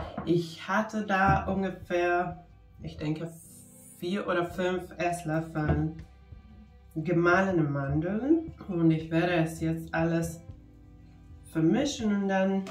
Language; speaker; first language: German; non-native, fluent; Finnish